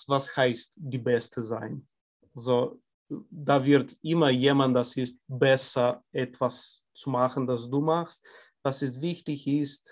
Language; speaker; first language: German; non-native, fluent; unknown